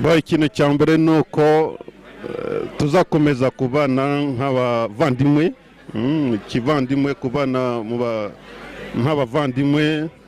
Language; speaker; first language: Kinyarwanda; non-native, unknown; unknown